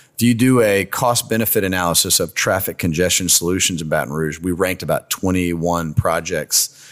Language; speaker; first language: English; native; English